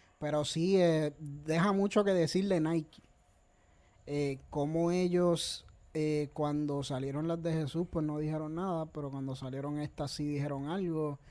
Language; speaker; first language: Spanish; native; Spanish